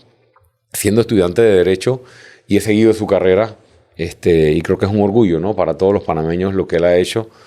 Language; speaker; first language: Spanish; native; Spanish